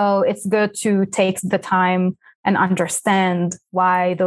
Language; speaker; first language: English; non-native, fluent; Arabic